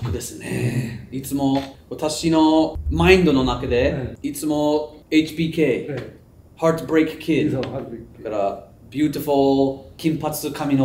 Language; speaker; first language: Japanese; non-native, learner; English